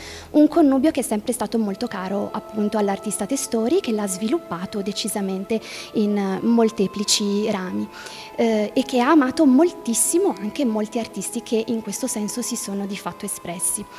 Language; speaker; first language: Italian; native; Italian